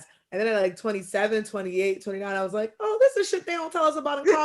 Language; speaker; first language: English; native; English